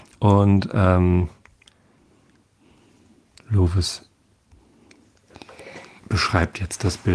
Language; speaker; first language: German; native; German